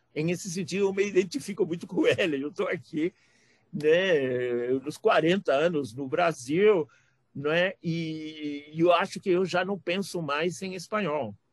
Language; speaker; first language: Portuguese; non-native, fluent; Spanish